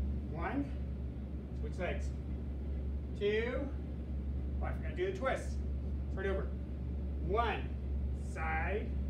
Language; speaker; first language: English; native; English